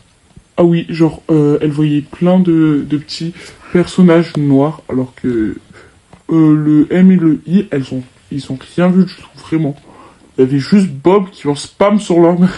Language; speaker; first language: French; native; French